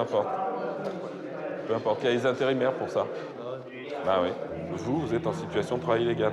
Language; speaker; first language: French; native; French